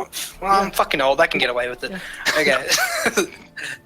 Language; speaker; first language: English; native; English